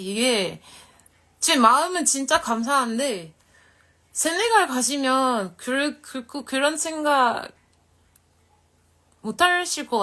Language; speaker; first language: Korean; non-native, fluent; French